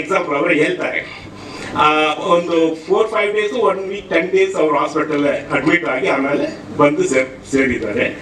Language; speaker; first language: Kannada; non-native, learner; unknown